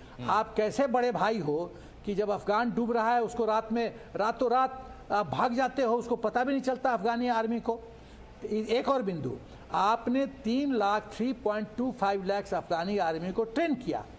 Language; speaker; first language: Hindi; native; Hindi